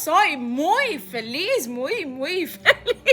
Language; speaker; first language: Spanish; non-native, learner; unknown